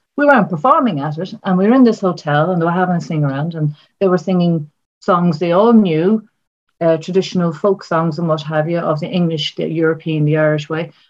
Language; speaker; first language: English; native; English